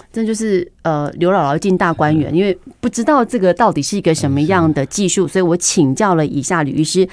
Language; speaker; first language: Chinese; native; Chinese